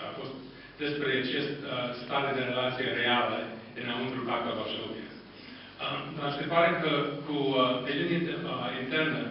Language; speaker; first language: Romanian; non-native, fluent; English